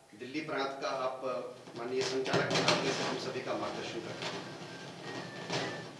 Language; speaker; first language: Hindi; native; Hindi